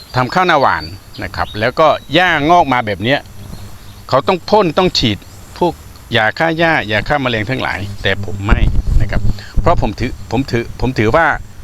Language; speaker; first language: Thai; non-native, local second language; Khmer